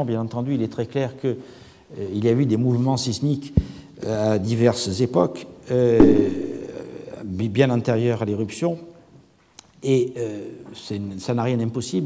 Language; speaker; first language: French; native; French